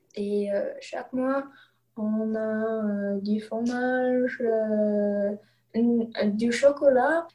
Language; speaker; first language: French; non-native, learner; English